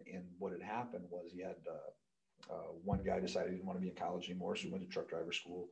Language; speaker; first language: English; native; English